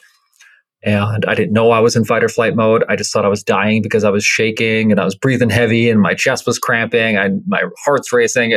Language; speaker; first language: English; native; English